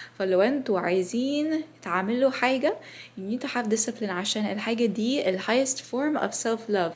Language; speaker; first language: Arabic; non-native, learner; English